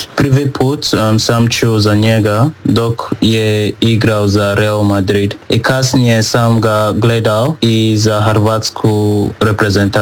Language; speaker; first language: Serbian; non-native, learner; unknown